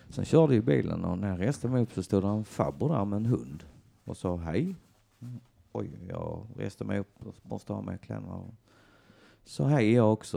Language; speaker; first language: Swedish; native; Swedish